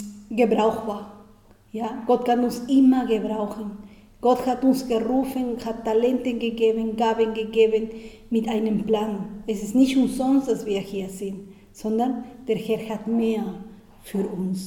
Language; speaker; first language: German; non-native, fluent; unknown